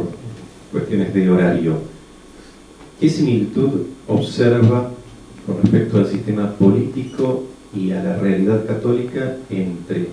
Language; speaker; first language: Spanish; native; Spanish